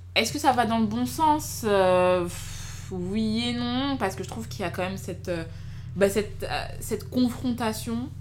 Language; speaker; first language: French; native; French